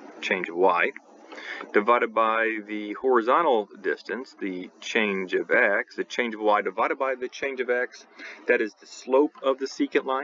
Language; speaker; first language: English; native; English